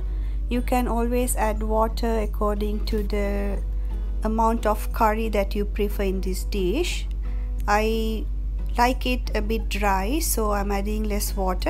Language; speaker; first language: English; non-native, local second language; Sinhala